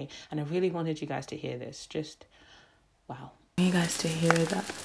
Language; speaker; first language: English; native; English